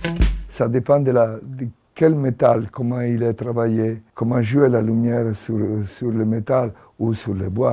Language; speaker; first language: French; non-native, fluent; Italian